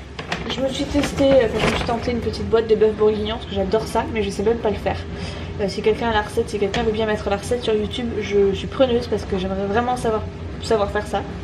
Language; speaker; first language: French; native; French